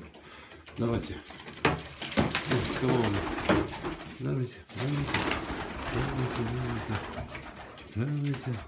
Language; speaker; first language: Russian; native; Russian